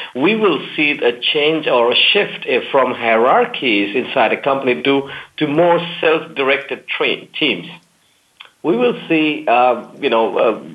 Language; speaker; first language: English; non-native, fluent; German